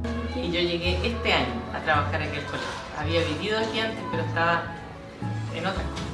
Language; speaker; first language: Spanish; native; Spanish